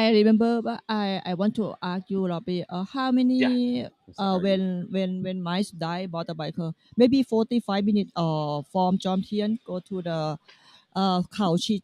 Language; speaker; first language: English; non-native, learner; Thai